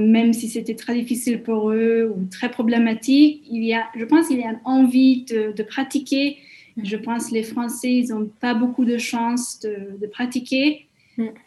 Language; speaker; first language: French; non-native, fluent; Hungarian